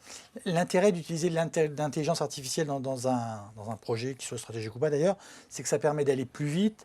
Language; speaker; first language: French; native; French